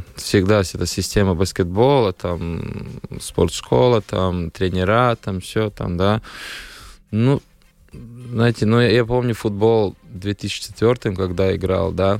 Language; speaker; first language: Russian; non-native, local second language; Latvian